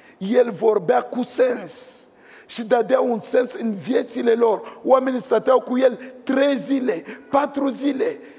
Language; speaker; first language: Romanian; non-native, fluent; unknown